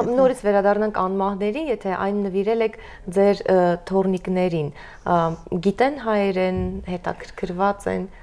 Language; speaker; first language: Armenian; native; Armenian